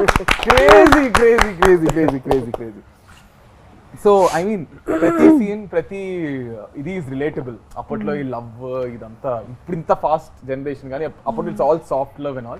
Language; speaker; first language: Telugu; native; Telugu